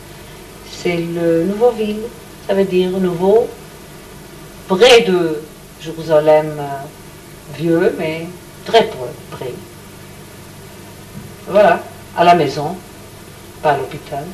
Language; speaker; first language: French; non-native, learner; Hebrew